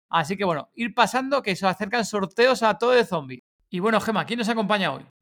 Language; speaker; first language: Spanish; native; Spanish